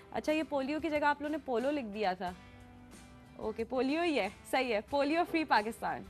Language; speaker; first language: Urdu; native; Urdu